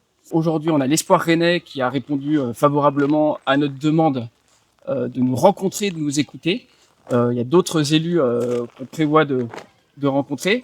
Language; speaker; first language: French; native; French